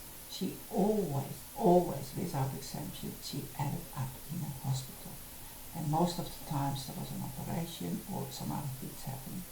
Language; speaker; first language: English; non-native, fluent; Dutch